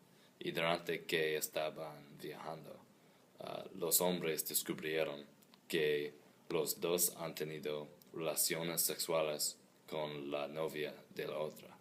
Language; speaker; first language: Spanish; non-native, learner; English